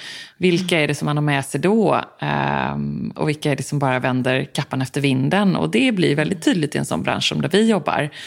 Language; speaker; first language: Swedish; native; Swedish